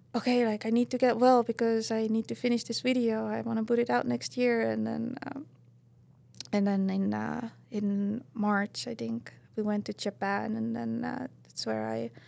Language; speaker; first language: English; non-native, fluent; Estonian